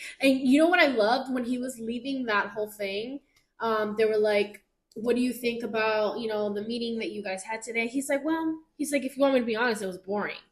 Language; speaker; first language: English; early bilingual, other home language; Spanish